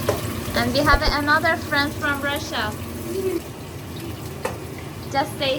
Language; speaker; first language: English; non-native, learner; Persian